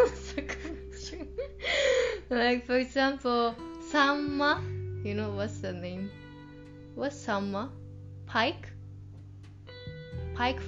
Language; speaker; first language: English; non-native, fluent; Japanese